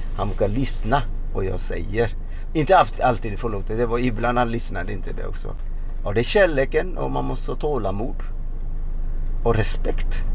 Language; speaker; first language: Swedish; non-native, fluent; Odia